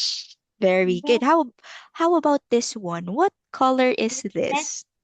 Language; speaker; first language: English; non-native, local second language; Filipino